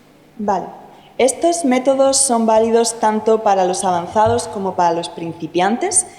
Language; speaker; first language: Spanish; native; Spanish